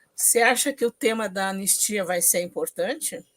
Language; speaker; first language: Portuguese; native; Portuguese